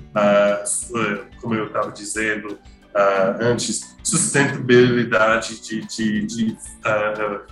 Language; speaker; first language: Portuguese; non-native, fluent; English